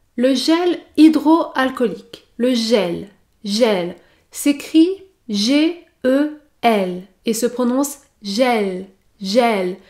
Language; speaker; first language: French; native; French